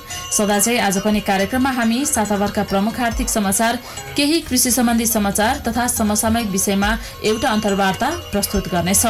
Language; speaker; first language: Nepali; native; Nepali